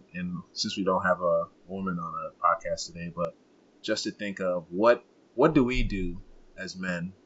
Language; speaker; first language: English; non-native, local second language; Kinyarwanda